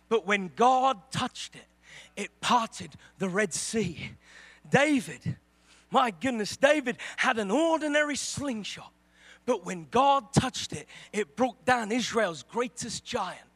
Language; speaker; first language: English; native; English